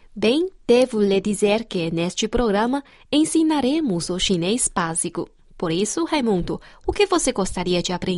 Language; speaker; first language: Portuguese; non-native, fluent; Chinese